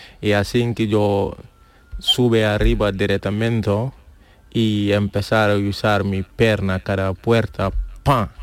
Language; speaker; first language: Spanish; non-native, learner; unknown